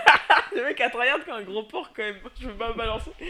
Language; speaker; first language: French; native; French